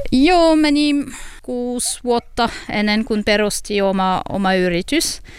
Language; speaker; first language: Finnish; non-native, learner; French